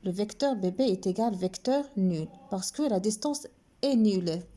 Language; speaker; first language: French; non-native, local second language; Arabic